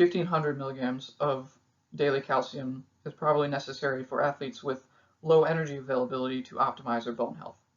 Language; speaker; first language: English; native; English